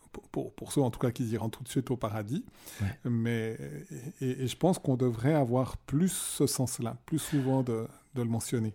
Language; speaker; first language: French; native; French